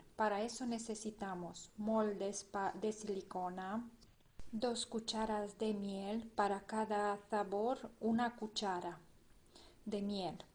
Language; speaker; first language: Spanish; non-native, fluent; Romanian